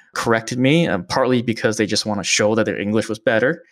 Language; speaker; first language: English; early bilingual, other home language; Chinese